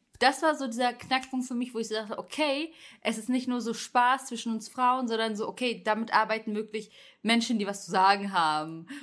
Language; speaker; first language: German; early bilingual, other home language; Turkish